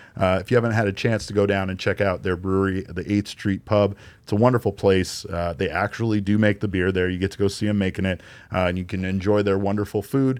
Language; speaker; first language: English; native; English